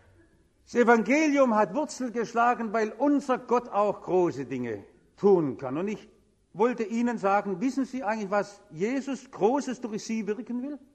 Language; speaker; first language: German; native; German